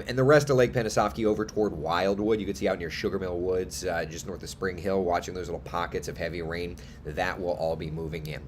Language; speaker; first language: English; native; English